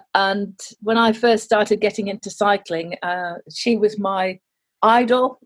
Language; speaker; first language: English; native; English